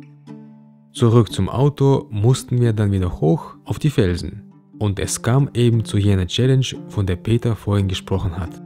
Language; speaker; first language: German; early bilingual, other home language; Russian